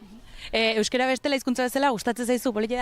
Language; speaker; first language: Basque; native; Basque